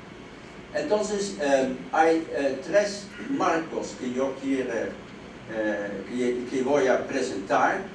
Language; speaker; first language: Spanish; non-native, fluent; Dutch